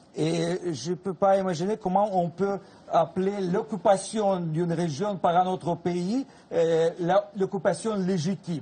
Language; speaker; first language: French; non-native, fluent; Russian